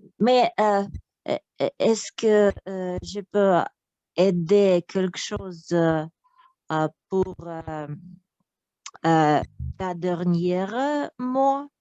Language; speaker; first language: French; non-native, learner; Russian